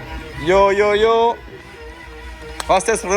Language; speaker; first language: English; non-native, learner; French